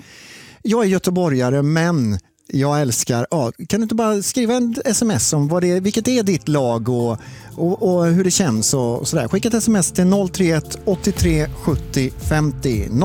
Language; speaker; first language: Swedish; native; Swedish